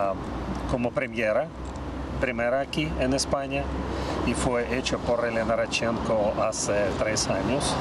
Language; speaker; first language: Spanish; non-native, learner; Russian